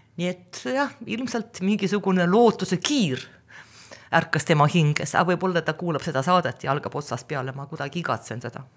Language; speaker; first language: Estonian; non-native, local second language; Russian